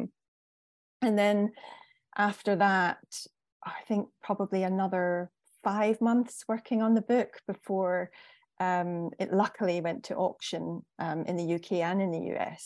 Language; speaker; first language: English; native; English